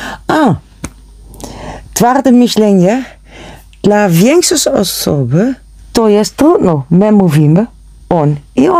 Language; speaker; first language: Polish; non-native, learner; Dutch